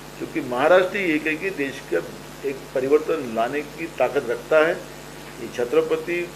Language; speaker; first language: Hindi; non-native, local second language; Marathi